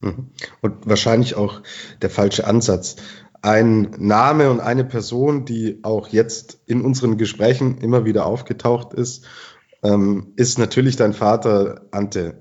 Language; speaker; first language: German; native; German